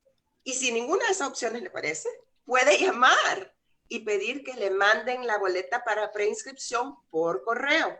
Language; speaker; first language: Spanish; native; Spanish